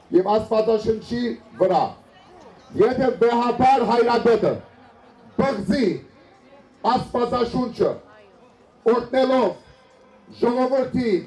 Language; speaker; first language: Armenian; early bilingual, heritage; Armenian